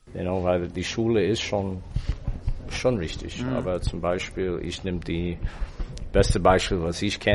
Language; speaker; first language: German; non-native, fluent; English